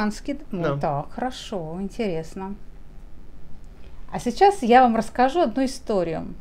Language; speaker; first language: Russian; native; Russian